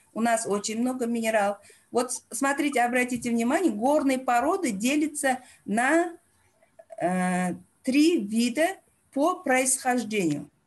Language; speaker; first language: Russian; non-native, local second language; Uzbek